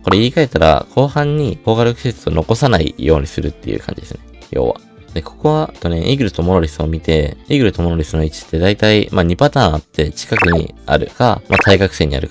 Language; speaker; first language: Japanese; native; Japanese